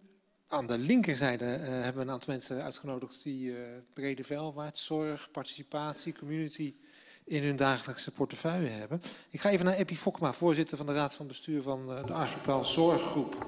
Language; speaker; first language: Dutch; native; Dutch